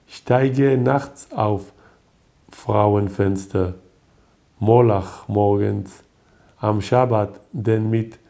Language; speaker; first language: German; non-native, learner; Hebrew